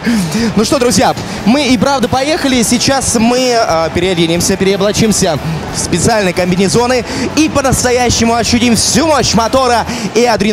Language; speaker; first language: Russian; native; Russian